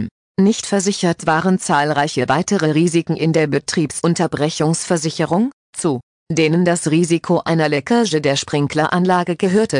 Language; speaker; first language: German; native; German